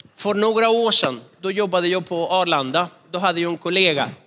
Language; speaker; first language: Swedish; non-native, fluent; Spanish